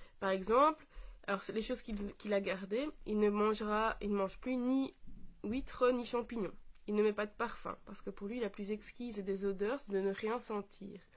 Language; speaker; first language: French; native; French